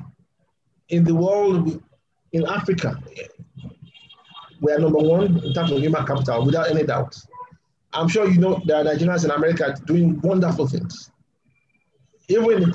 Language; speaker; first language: English; non-native, local second language; Yoruba